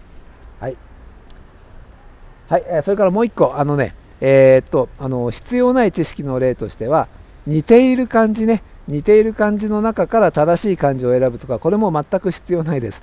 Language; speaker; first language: Japanese; native; Japanese